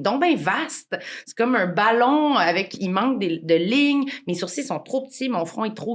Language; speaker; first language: French; native; French